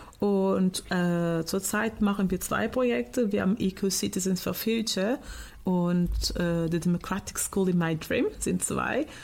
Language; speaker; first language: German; non-native, fluent; Portuguese